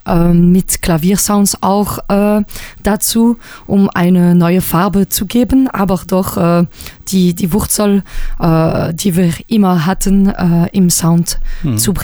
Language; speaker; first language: German; non-native, local second language; French